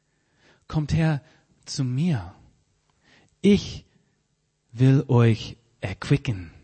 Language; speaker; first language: German; non-native, fluent; English